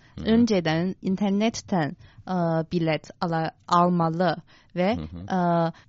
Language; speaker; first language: Turkish; non-native, fluent; Chinese